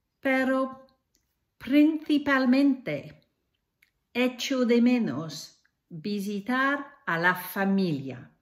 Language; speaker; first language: Spanish; non-native, fluent; English